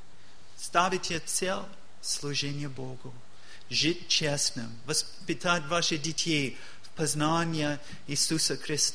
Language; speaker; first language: Russian; non-native, learner; English